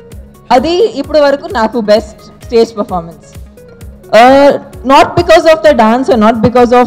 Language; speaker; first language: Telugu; non-native, fluent; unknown